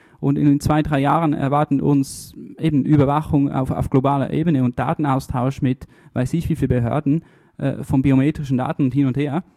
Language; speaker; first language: German; early bilingual, other home language; Italian